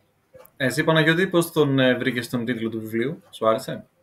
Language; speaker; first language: Greek; native; Greek